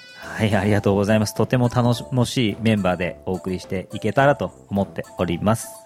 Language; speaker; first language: Japanese; native; Japanese